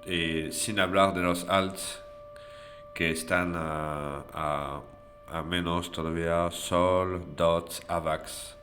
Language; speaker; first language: Spanish; non-native, fluent; French